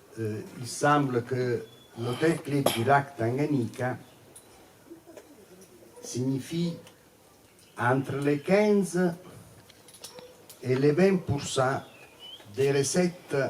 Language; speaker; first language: French; non-native, fluent; Italian